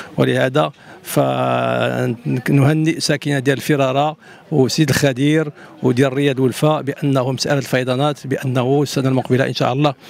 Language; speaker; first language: Arabic; native; Arabic